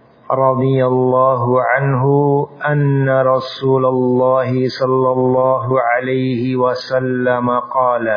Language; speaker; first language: Arabic; non-native, fluent; Indonesian